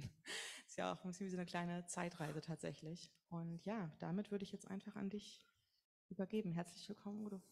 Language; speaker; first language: German; native; German